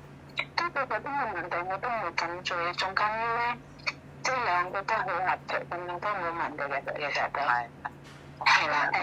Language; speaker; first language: Cantonese; non-native, fluent; Javanese